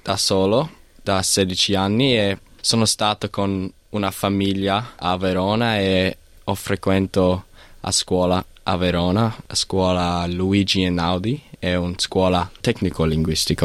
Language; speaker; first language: Italian; non-native, learner; English